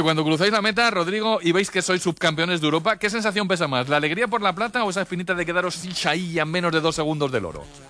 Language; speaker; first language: Spanish; native; Spanish